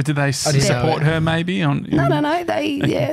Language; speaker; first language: English; native; English